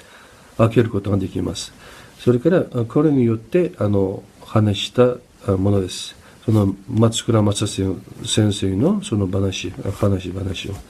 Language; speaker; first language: Japanese; non-native, fluent; Uyghur